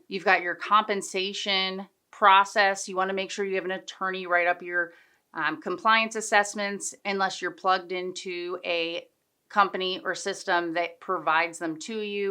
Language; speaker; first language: English; native; English